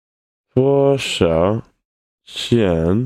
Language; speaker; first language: Chinese; non-native, learner; English